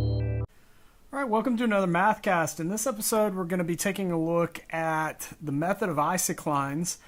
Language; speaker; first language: English; native; English